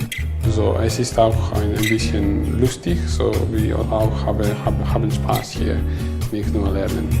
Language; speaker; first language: German; non-native, learner; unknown